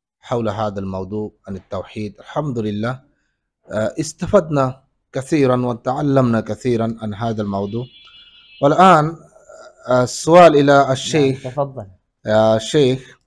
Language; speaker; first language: Arabic; non-native, learner; Bangla